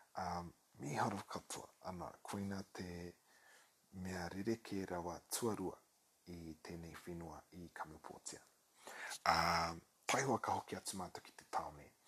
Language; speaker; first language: Māori; non-native, local second language; English